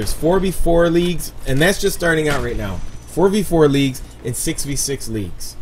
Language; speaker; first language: English; native; English